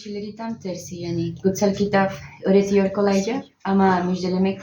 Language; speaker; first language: Turkish; non-native, learner; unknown